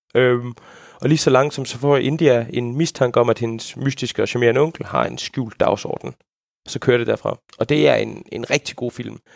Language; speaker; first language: Danish; native; Danish